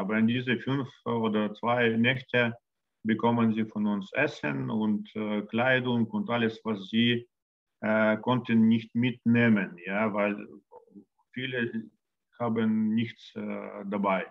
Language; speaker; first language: German; non-native, learner; Russian